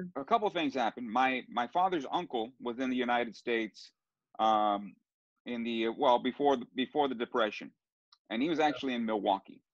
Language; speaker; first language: English; early bilingual, other home language; Sicilian